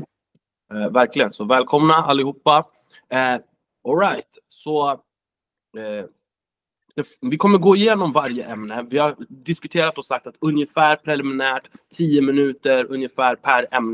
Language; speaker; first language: Swedish; native; Swedish